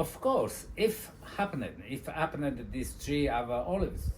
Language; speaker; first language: English; non-native, learner; Italian